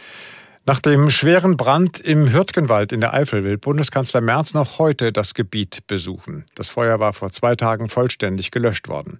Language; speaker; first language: German; native; German